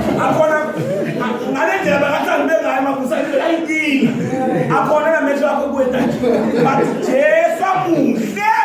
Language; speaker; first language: Zulu; non-native, local second language; Swati